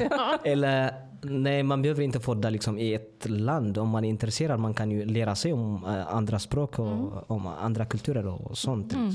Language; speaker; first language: Swedish; non-native, fluent; Tigrinya